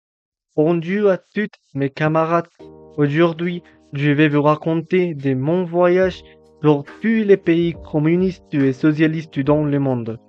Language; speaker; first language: French; non-native, learner; Spanish